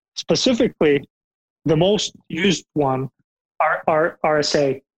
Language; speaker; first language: English; non-native, fluent; Bulgarian